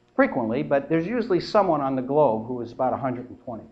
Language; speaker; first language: English; native; English